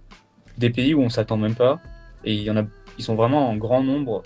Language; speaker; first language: French; native; French